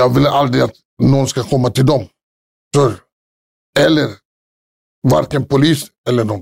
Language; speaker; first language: Swedish; early bilingual, other home language; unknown